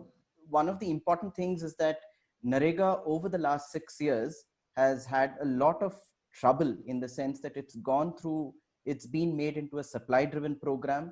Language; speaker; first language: English; non-native, local second language; Hindi